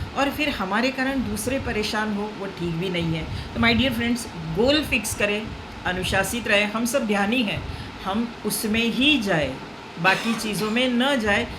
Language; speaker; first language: Hindi; non-native, local second language; Marathi